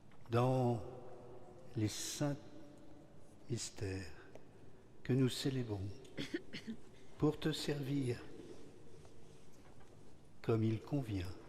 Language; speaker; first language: French; native; French